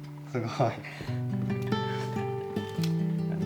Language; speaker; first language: Japanese; native; Japanese